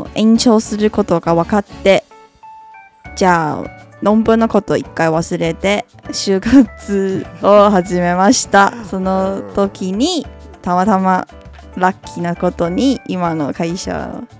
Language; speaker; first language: Japanese; non-native, fluent; Chinese